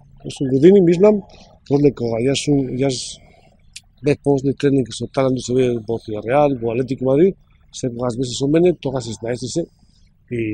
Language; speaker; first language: Macedonian; non-native, learner; Spanish